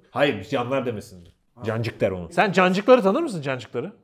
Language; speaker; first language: Turkish; native; Turkish